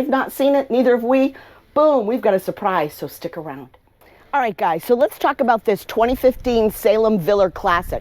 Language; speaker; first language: English; native; English